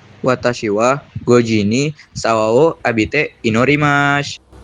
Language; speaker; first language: Japanese; non-native, learner; Indonesian